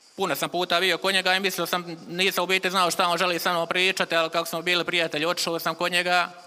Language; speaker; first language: Croatian; native; Croatian